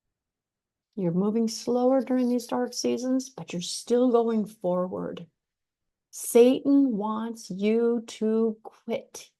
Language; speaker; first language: English; native; English